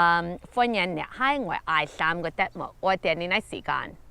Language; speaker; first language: Cantonese; early bilingual, heritage; Cantonese